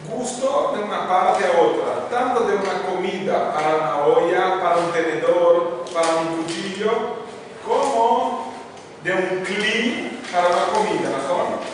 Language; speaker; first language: Spanish; non-native, fluent; Portuguese